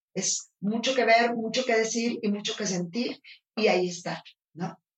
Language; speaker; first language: Spanish; native; Spanish